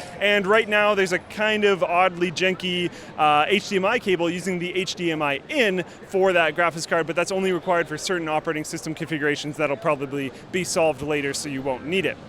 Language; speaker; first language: English; native; English